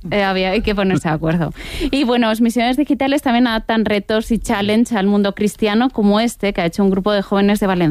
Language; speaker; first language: Spanish; native; Spanish